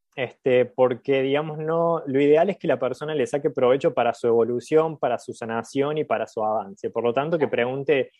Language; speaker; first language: Spanish; native; Spanish